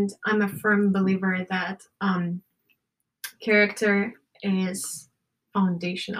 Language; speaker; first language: English; non-native, fluent; Ukrainian